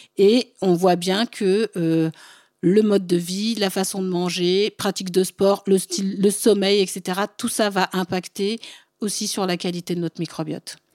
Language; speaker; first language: French; early bilingual, other home language; Bambara